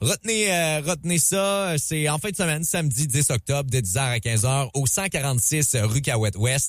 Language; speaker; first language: French; native; French